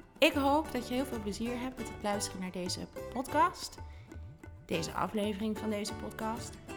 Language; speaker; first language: Dutch; native; Dutch